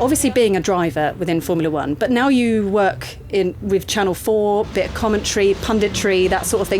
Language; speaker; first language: English; native; English